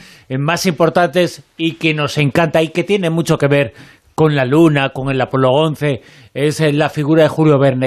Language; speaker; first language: Spanish; native; Spanish